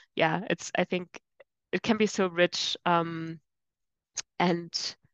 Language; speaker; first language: English; non-native, fluent; German